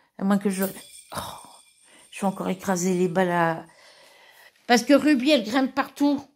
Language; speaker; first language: French; native; French